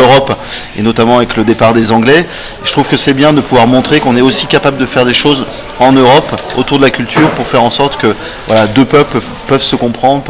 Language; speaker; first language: French; native; French